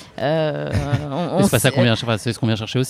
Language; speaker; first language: French; native; French